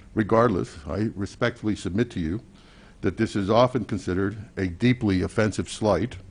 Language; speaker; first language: English; native; English